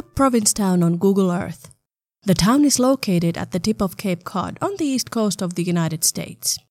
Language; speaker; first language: English; non-native, fluent; Finnish